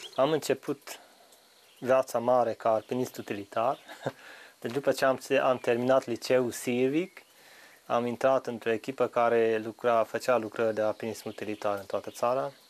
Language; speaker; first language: Romanian; non-native, local second language; Hungarian